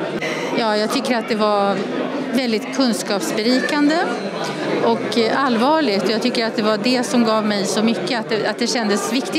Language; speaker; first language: Swedish; native; Swedish